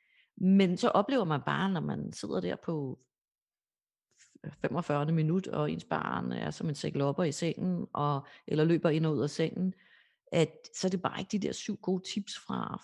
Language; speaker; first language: Danish; native; Danish